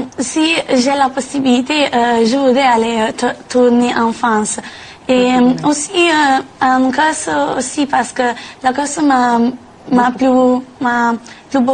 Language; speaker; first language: French; non-native, learner; Italian